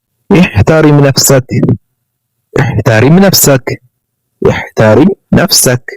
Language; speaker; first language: Arabic; non-native, fluent; Amharic